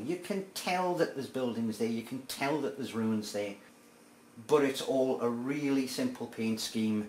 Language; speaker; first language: English; native; English